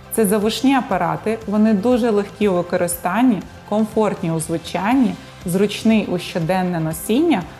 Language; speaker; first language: Ukrainian; native; Ukrainian